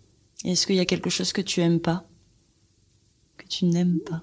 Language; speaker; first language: French; native; French